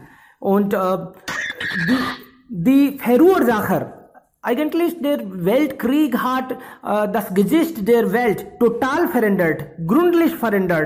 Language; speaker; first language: German; non-native, fluent; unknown